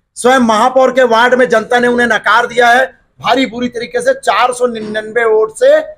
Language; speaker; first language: Hindi; native; Hindi